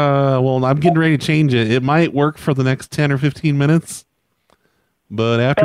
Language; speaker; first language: English; native; English